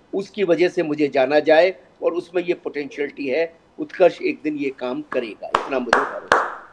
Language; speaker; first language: Hindi; native; Hindi